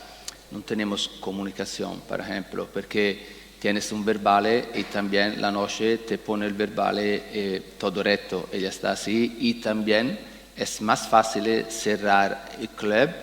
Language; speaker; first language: Spanish; non-native, learner; Italian